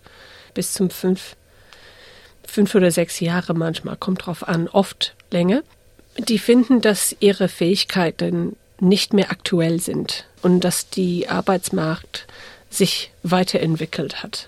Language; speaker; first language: German; non-native, fluent; English